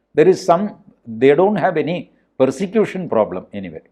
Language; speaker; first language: English; non-native, local second language; Malayalam